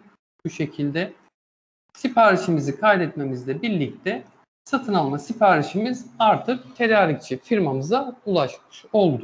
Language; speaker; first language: Turkish; native; Turkish